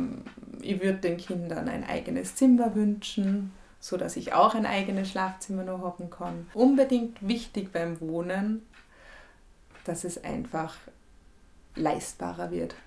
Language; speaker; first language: German; native; German